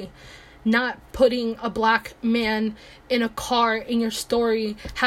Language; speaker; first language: English; early bilingual, other home language; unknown